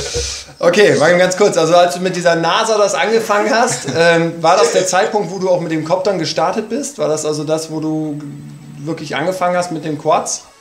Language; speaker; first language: German; native; German